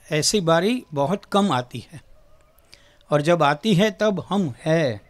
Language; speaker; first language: Hindi; non-native, local second language; Gujarati